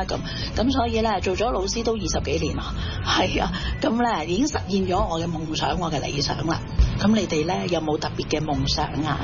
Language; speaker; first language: Chinese; native; Chinese